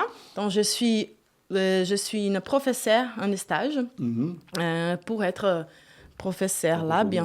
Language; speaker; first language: French; non-native, fluent; Portuguese